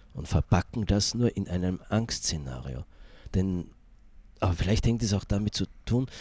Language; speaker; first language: German; native; German